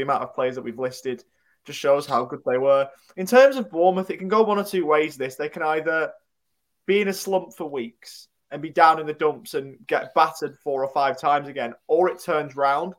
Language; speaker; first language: English; native; English